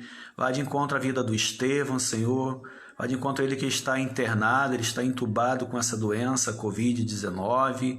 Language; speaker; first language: Portuguese; native; Portuguese